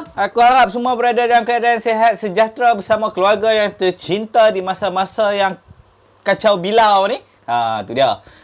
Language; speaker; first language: Malay; native; Malay